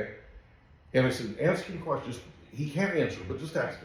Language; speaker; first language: English; native; English